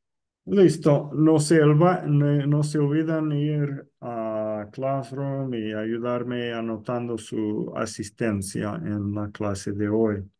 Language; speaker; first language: Spanish; non-native, fluent; English